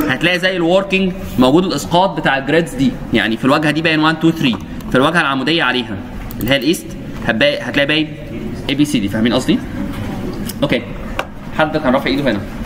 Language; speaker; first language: Arabic; native; Arabic